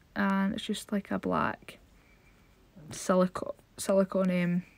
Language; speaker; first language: English; native; English